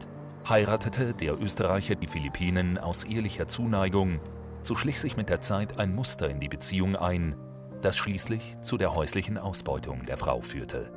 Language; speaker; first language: German; native; German